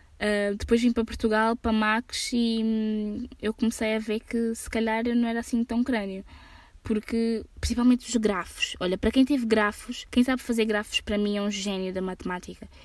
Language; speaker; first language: Portuguese; early bilingual, heritage; Portuguese